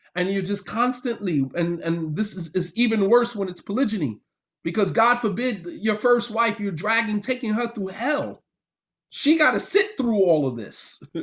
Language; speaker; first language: English; native; English